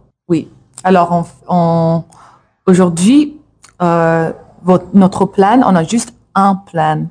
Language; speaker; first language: French; non-native, learner; English